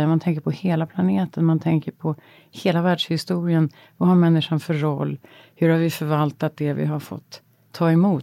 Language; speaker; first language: Swedish; native; Swedish